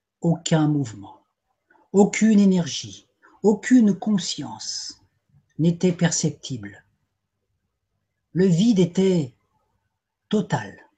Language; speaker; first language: French; native; French